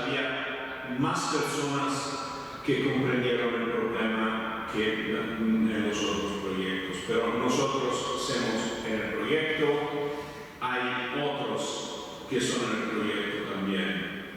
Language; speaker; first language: Spanish; non-native, fluent; Italian